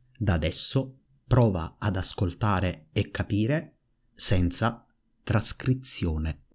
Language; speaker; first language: Italian; native; Italian